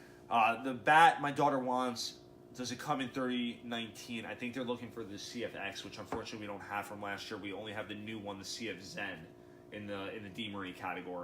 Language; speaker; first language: English; native; English